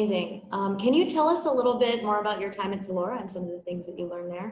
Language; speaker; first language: English; native; English